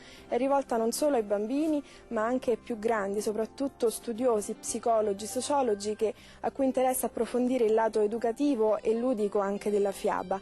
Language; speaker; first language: Italian; native; Italian